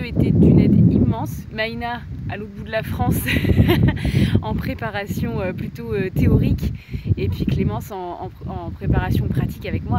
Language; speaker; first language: French; native; French